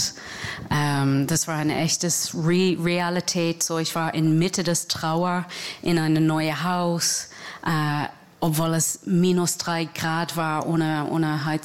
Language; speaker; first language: German; non-native, fluent; English